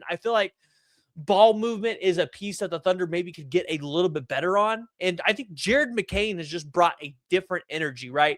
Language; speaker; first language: English; native; English